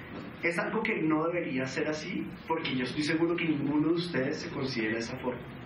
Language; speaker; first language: Spanish; native; Spanish